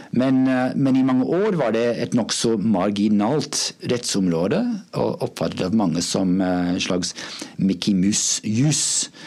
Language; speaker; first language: Norwegian; non-native, fluent; English